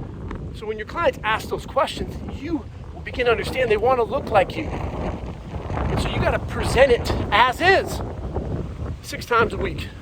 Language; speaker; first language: English; native; English